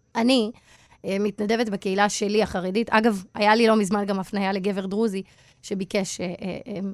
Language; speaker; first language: Hebrew; native; Hebrew